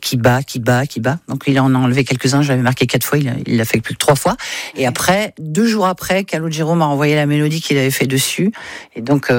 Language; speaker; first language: French; native; French